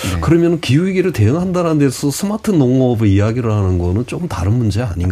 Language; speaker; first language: Korean; native; Korean